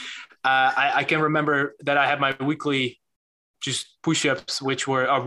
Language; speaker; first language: English; non-native, fluent; Dutch